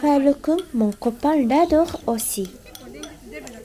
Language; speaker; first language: French; non-native, fluent; Japanese